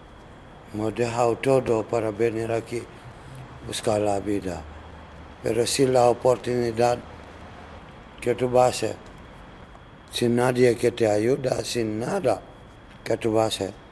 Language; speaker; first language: Spanish; non-native, learner; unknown